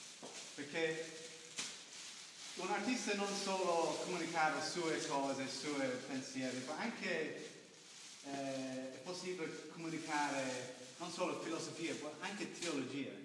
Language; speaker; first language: Italian; non-native, learner; English